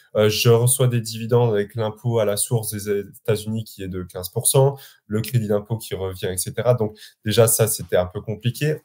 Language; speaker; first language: French; native; French